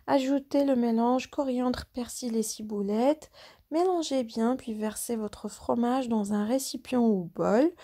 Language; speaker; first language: French; non-native, local second language; Arabic